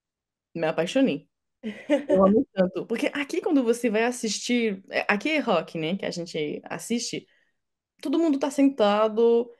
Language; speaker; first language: Portuguese; non-native, fluent; French